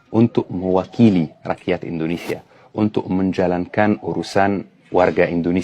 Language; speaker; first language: Indonesian; non-native, fluent; Arabic